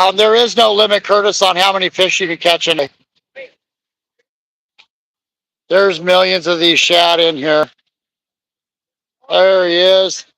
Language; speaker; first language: English; native; English